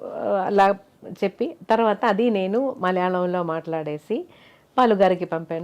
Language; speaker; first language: Telugu; non-native, fluent; Malayalam